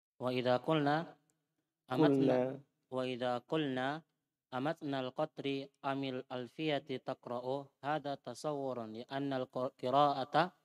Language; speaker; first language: Arabic; non-native, fluent; Indonesian